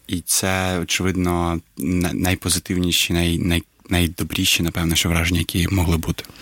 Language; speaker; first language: Ukrainian; non-native, local second language; Crimean Tatar